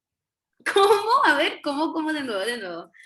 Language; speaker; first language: Spanish; native; Spanish